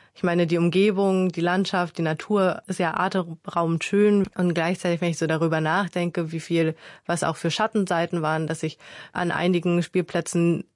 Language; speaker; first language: German; early bilingual, other home language; Vietnamese